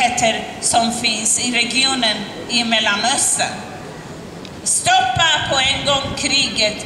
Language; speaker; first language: Swedish; non-native, learner; Persian